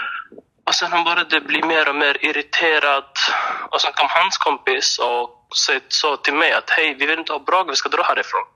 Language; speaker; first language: Swedish; non-native, fluent; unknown